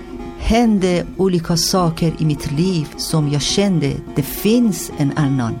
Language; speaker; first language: Swedish; non-native, learner; Persian